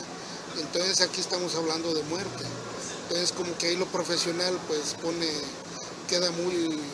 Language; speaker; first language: Spanish; native; Spanish